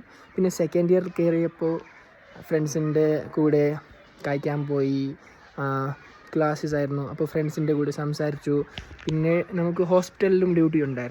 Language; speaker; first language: Malayalam; non-native, local second language; Kashmiri